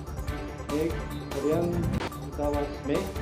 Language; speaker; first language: Hindi; non-native, learner; Korean